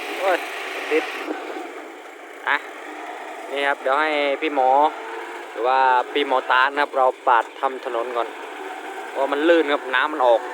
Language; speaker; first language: Thai; native; Thai